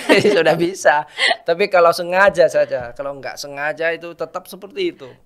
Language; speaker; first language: Indonesian; non-native, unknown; Vietnamese